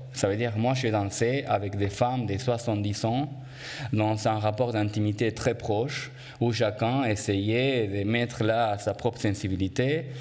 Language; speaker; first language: French; non-native, fluent; Spanish